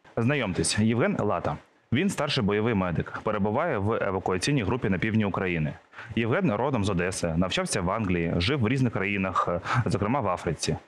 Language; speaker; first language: Ukrainian; native; Ukrainian